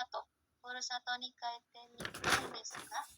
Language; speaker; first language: Japanese; non-native, learner; Indonesian